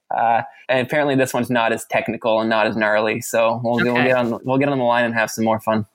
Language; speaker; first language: English; native; English